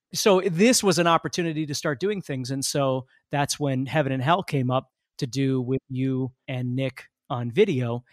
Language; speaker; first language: English; native; English